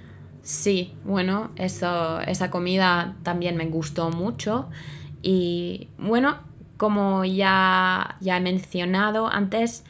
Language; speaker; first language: Spanish; non-native, fluent; Finnish